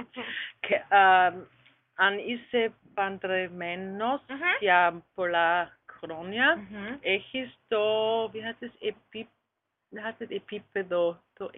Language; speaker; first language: Greek; non-native, learner; German